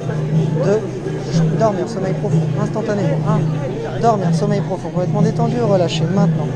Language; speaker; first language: French; native; French